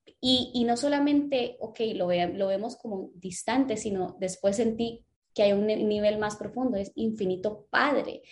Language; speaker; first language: Spanish; early bilingual, other home language; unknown